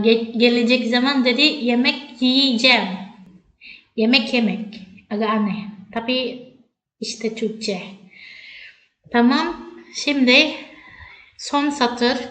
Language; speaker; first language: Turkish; non-native, fluent; Indonesian